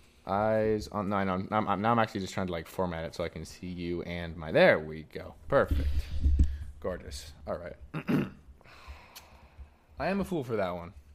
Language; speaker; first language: English; native; English